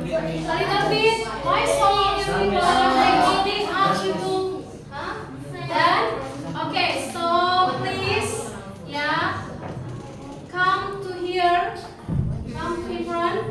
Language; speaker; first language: English; non-native, learner; Indonesian